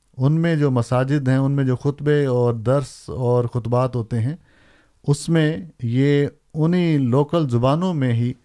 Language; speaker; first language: Urdu; native; Urdu